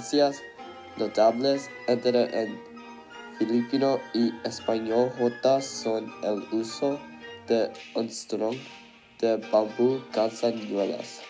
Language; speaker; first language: Spanish; non-native, learner; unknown